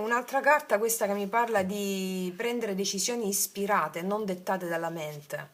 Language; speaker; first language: Italian; native; Italian